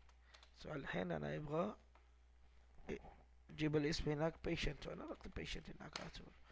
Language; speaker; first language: Arabic; non-native, learner; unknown